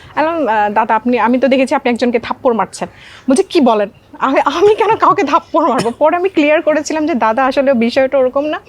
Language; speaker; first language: Bangla; non-native, local second language; Marma